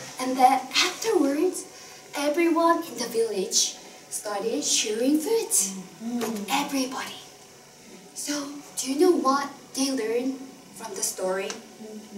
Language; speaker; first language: English; non-native, fluent; Korean